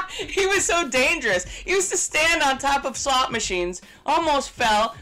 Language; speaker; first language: English; native; English